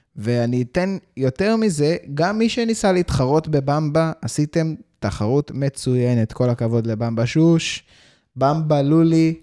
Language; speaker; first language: Hebrew; early bilingual, heritage; Hebrew